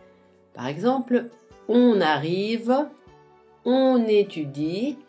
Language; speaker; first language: French; non-native, fluent; Italian